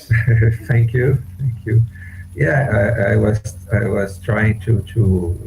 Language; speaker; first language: English; non-native, fluent; Portuguese